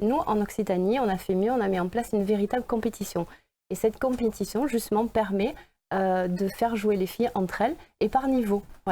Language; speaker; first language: French; native; French